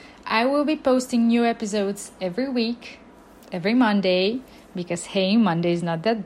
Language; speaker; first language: English; non-native, fluent; Bulgarian